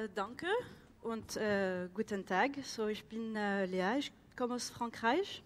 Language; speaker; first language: German; non-native, learner; French